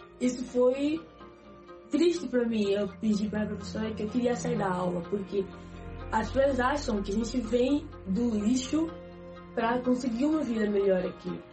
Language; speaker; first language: Portuguese; native; Portuguese